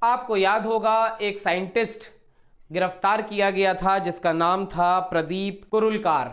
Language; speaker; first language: Hindi; native; Hindi